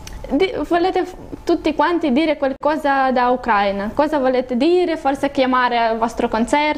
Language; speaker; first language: Italian; non-native, learner; Russian